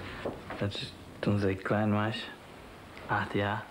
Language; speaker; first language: Dutch; non-native, learner; Portuguese